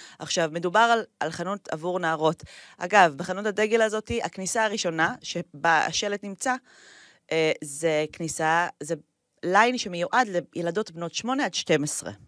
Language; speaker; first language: Hebrew; native; Hebrew